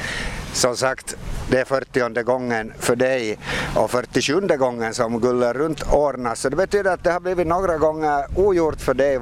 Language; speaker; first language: Swedish; native; Swedish